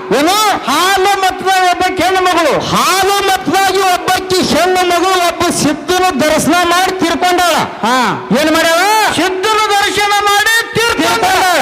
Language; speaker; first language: Kannada; native; Kannada